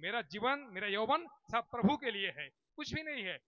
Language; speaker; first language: Hindi; non-native, local second language; Bangla